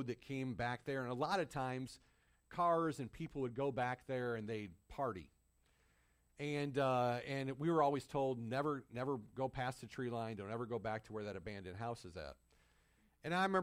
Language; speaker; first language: English; native; English